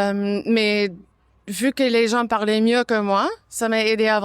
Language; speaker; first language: French; non-native, fluent; English